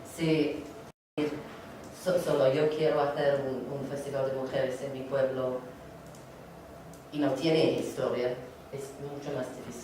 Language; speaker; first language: Spanish; non-native, learner; English